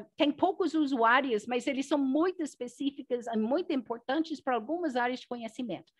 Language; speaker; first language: Portuguese; non-native, fluent; English